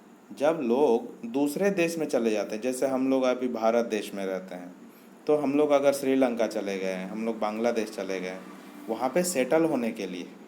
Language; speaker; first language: Hindi; native; Hindi